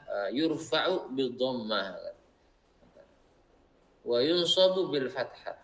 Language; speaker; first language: Arabic; non-native, fluent; Indonesian